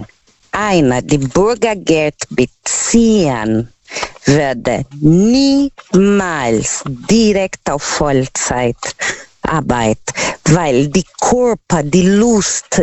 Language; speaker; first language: German; non-native, learner; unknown